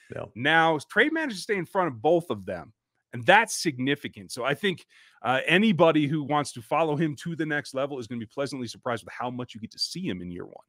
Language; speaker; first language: English; native; English